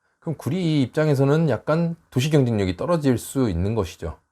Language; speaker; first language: Korean; native; Korean